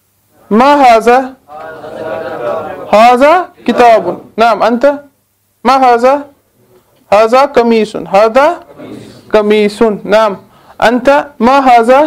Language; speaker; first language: Arabic; non-native, fluent; Urdu